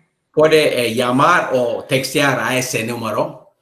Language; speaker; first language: Spanish; non-native, learner; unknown